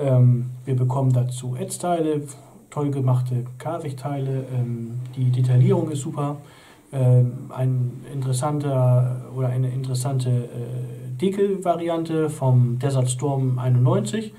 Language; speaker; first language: German; native; German